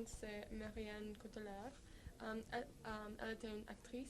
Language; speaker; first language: French; non-native, learner; English